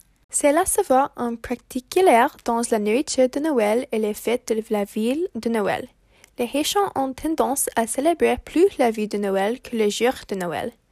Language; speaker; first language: French; non-native, learner; English